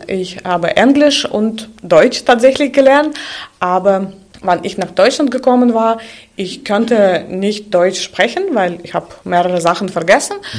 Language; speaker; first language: German; non-native, fluent; Russian